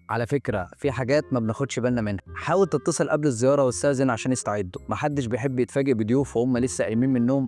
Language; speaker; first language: Arabic; native; Arabic